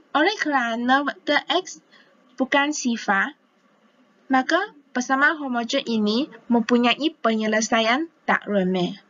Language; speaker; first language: Malay; non-native, local second language; Chinese